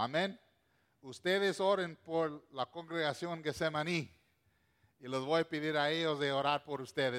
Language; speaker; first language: Spanish; non-native, local second language; English